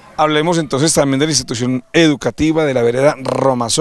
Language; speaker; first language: Spanish; native; Spanish